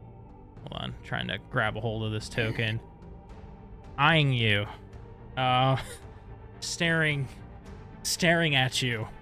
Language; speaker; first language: English; native; English